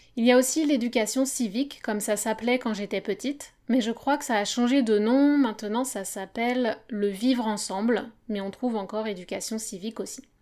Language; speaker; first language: French; native; French